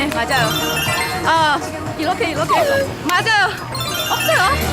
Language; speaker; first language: Korean; non-native, learner; English